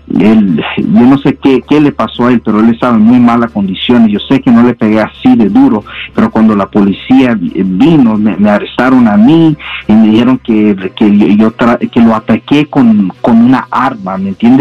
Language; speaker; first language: Spanish; early bilingual, heritage; Spanish